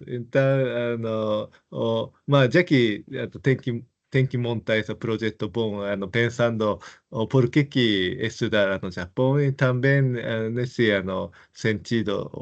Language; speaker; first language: Portuguese; non-native, fluent; Japanese